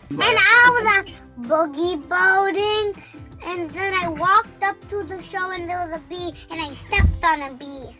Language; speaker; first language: English; native; English